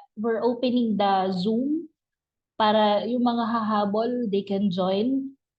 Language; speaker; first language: Filipino; native; Filipino